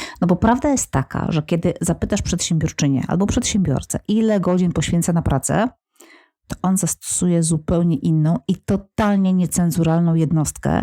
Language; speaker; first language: Polish; native; Polish